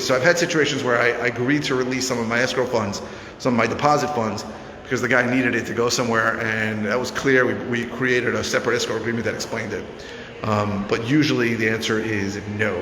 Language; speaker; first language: English; native; English